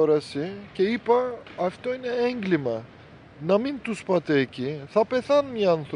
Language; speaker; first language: Greek; non-native, fluent; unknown